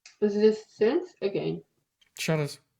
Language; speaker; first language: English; non-native, learner; Ukrainian